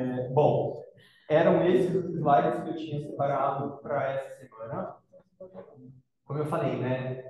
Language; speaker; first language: Portuguese; native; Portuguese